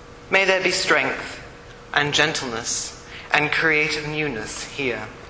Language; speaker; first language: English; native; English